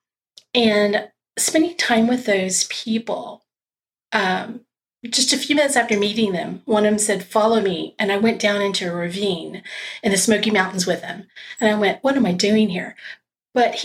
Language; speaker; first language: English; native; English